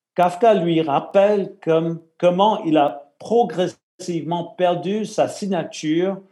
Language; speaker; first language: French; non-native, fluent; English